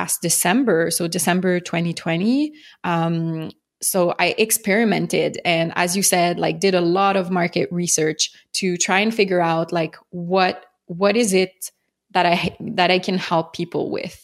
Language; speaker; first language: English; non-native, fluent; French